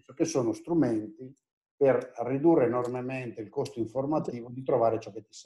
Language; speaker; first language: Italian; native; Italian